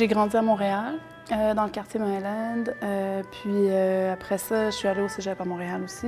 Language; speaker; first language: French; native; French